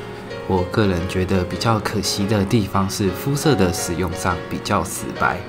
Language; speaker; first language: Chinese; native; Chinese